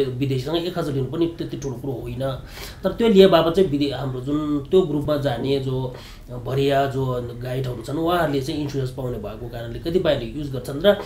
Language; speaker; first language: Nepali; non-native, local second language; Sherpa